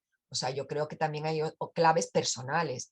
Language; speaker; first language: Spanish; native; Spanish